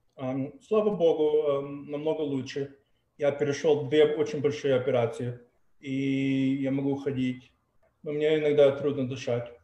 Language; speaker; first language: Russian; early bilingual, heritage; Russian